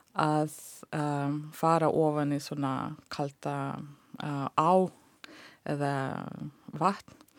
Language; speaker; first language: Icelandic; non-native, fluent; Russian